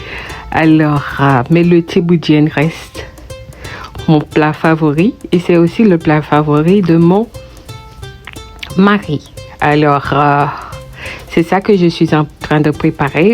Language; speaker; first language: French; non-native, local second language; Haitian Creole